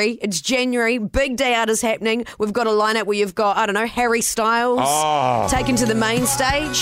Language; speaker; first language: English; native; English